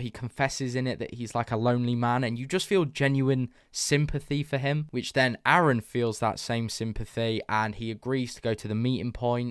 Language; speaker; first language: English; native; English